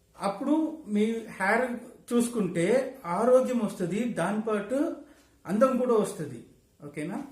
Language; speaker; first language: Telugu; non-native, learner; Tamil